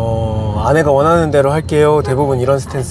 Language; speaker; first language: Korean; native; Korean